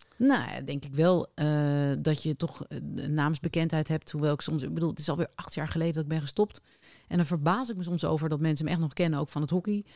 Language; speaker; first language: Dutch; native; Dutch